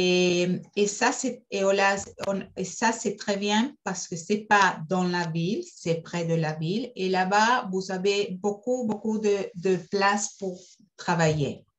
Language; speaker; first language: French; non-native, fluent; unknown